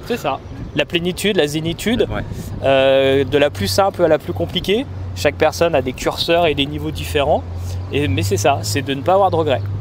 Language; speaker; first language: French; native; French